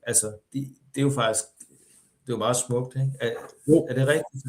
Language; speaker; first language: Danish; native; Danish